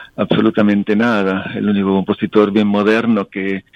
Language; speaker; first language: Spanish; non-native, local second language; English